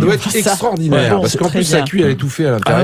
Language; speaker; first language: French; native; French